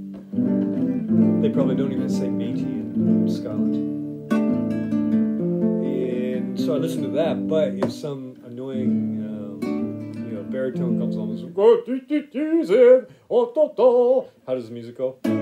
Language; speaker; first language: English; native; English